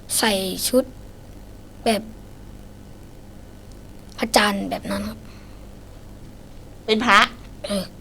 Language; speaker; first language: Thai; non-native, learner; Shan